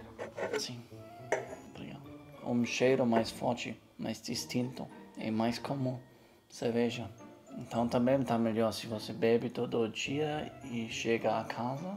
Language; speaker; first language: Portuguese; non-native, learner; German